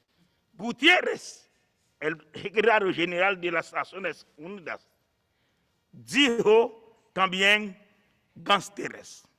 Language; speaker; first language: Spanish; non-native, fluent; Haitian Creole